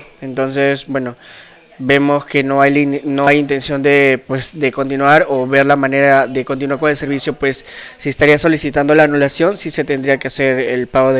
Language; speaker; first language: Spanish; native; Spanish